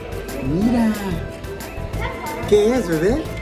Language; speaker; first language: Spanish; early bilingual, other home language; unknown